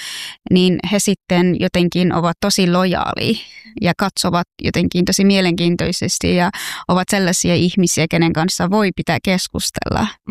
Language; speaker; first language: Finnish; non-native, fluent; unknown